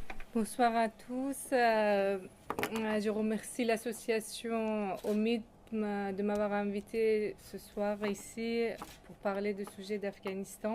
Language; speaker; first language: French; non-native, fluent; Persian